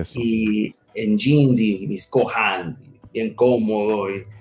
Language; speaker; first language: Spanish; early bilingual, heritage; Spanish